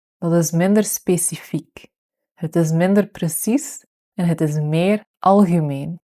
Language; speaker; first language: Dutch; native; Dutch